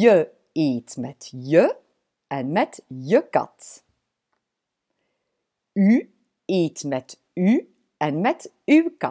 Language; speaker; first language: Dutch; non-native, local second language; French